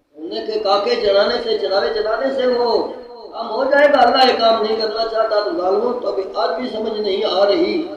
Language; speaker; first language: Urdu; non-native, local second language; Punjabi